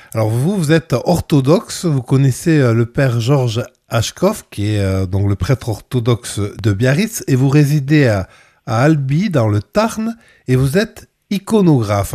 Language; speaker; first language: French; native; French